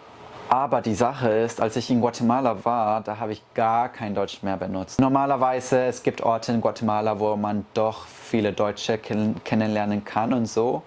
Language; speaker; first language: German; early bilingual, heritage; Spanish